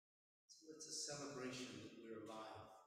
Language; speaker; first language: English; native; English